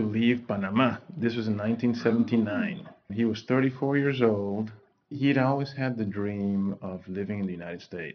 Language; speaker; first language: English; non-native, fluent; Spanish